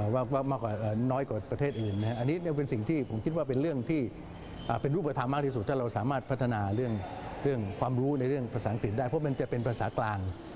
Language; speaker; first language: Thai; native; Thai